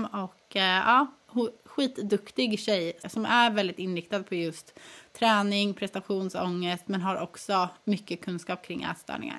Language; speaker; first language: Swedish; native; Swedish